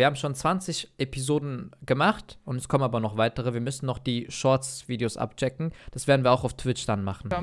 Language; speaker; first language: German; native; German